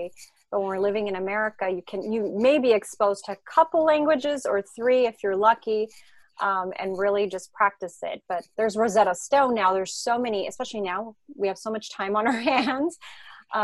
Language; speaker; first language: English; non-native, fluent; French